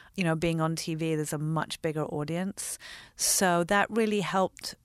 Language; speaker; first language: English; native; English